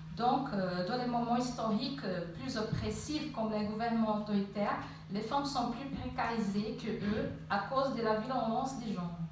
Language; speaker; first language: French; non-native, fluent; Portuguese